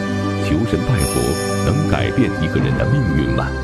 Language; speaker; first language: Chinese; native; Chinese